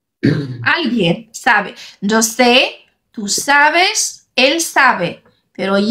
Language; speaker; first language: Spanish; non-native, fluent; Arabic